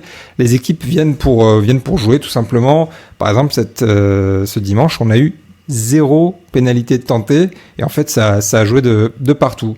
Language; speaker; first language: French; native; French